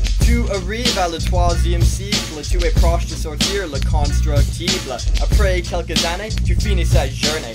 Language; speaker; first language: French; non-native, learner; English